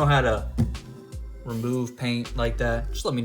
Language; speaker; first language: English; native; English